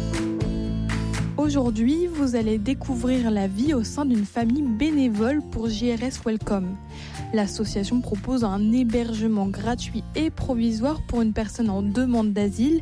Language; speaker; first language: French; native; French